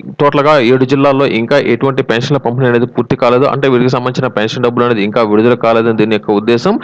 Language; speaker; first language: Telugu; native; Telugu